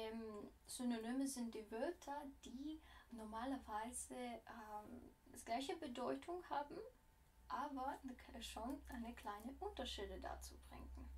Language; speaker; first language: German; non-native, fluent; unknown